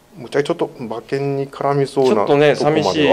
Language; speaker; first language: Japanese; native; Japanese